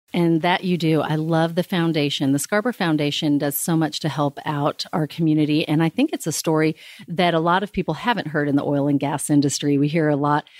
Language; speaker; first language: English; native; English